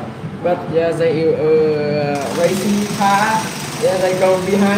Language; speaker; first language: English; non-native, learner; Vietnamese